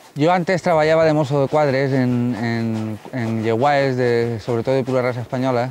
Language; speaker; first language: Spanish; non-native, local second language; Catalan